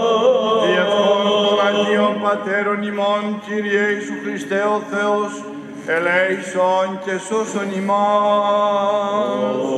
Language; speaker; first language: Greek; native; Greek